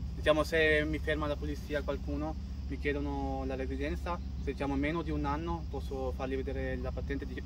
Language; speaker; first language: Italian; non-native, fluent; Urdu